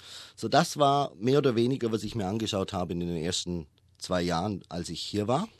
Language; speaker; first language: German; native; German